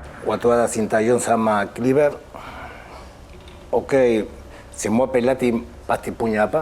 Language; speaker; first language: Indonesian; non-native, fluent; Spanish